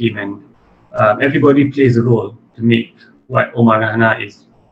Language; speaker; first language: English; early bilingual, other home language; Malay